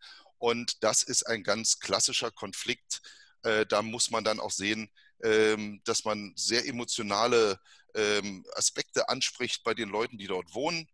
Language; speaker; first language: German; native; German